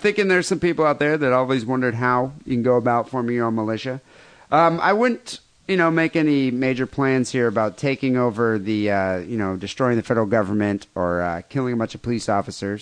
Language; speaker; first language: English; native; English